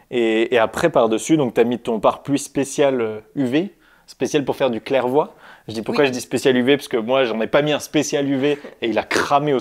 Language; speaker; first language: French; native; French